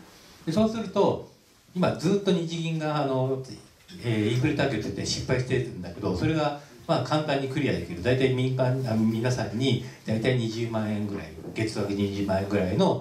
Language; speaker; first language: Japanese; native; Japanese